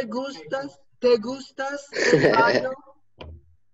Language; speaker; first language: Spanish; non-native, learner; English